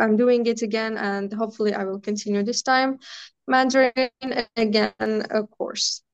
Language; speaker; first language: English; non-native, fluent; Armenian